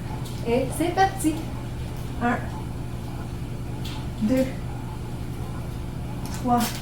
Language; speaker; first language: French; native; French